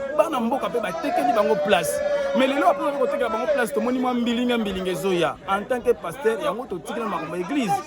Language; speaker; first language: Lingala; non-native, local second language; Kongo